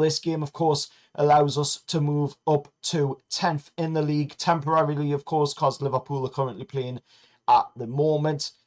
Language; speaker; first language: English; native; English